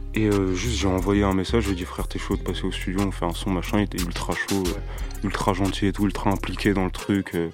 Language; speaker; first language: French; early bilingual, other home language; Romanian